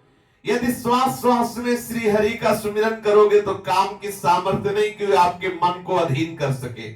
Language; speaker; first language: Hindi; native; Hindi